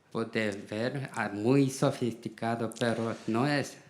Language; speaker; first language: Spanish; non-native, learner; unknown